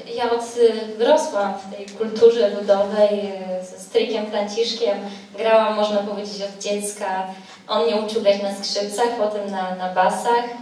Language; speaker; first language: Polish; native; Polish